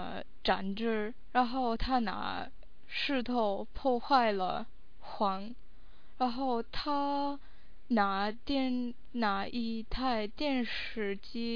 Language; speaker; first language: Chinese; non-native, fluent; English